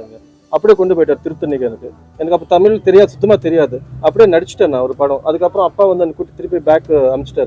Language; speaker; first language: Tamil; non-native, local second language; Telugu